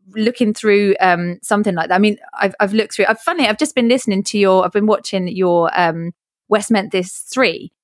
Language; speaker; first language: English; native; English